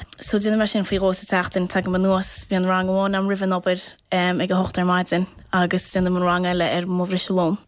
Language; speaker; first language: Irish; native; Irish